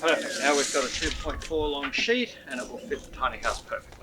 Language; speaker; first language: English; native; English